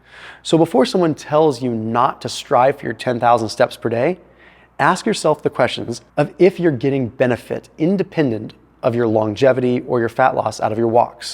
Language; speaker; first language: English; native; English